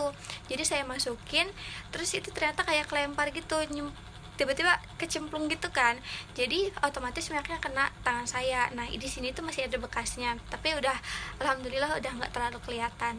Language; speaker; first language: Indonesian; native; Indonesian